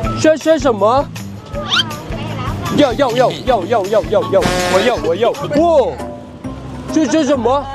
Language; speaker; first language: Chinese; non-native, learner; Thai